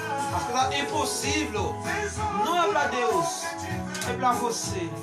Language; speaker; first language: Portuguese; non-native, learner; Haitian Creole